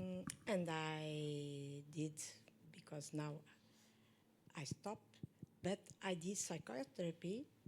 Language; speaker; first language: English; non-native, learner; Portuguese